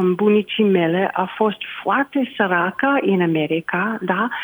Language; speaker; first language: Romanian; non-native, learner; English